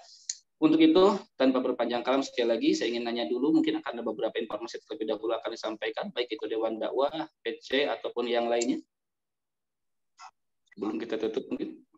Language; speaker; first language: Indonesian; native; Indonesian